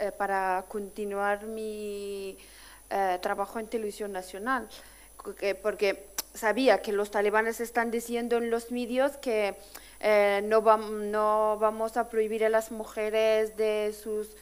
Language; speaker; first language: Spanish; non-native, fluent; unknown